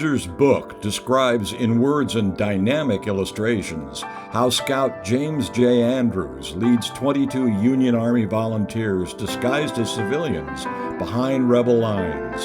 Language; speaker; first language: English; native; English